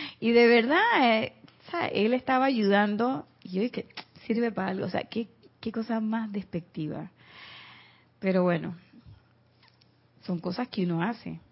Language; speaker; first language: Spanish; native; Spanish